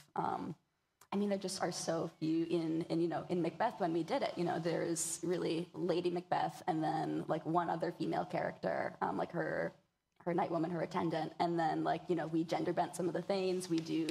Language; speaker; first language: English; native; English